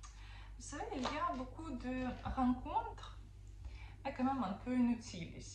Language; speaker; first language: French; non-native, fluent; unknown